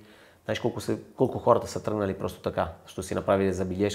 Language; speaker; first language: Bulgarian; non-native, fluent; Italian